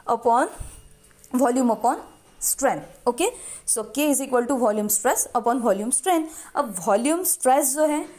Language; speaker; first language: Hindi; non-native, local second language; Marathi